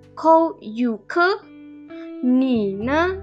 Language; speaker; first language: Chinese; non-native, learner; Indonesian